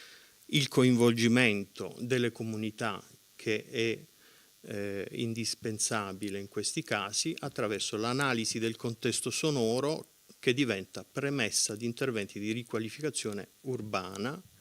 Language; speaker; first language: Italian; native; Italian